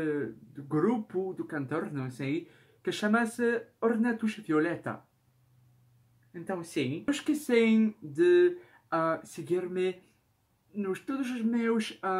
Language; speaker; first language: Portuguese; non-native, learner; French